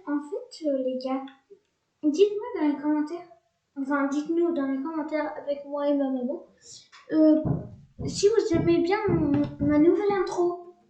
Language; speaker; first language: French; native; French